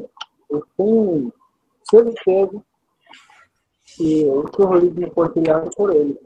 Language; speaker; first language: Portuguese; non-native, fluent; Arabic